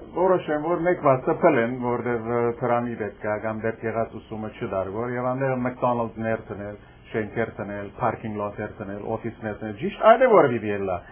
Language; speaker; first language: Armenian; early bilingual, heritage; Armenian